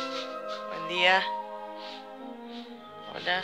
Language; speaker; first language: Spanish; native; Spanish